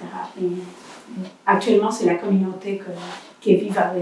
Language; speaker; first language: French; non-native, learner; Spanish